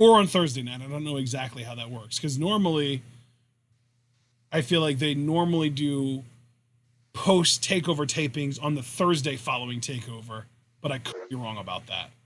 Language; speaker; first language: English; native; English